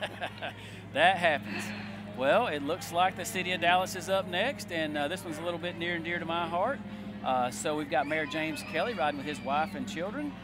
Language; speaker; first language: English; native; English